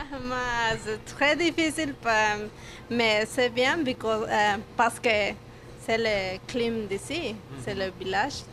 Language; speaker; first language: French; non-native, learner; Spanish